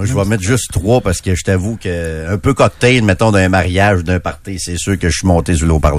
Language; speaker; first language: French; native; French